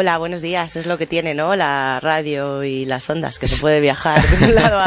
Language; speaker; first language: Spanish; native; Spanish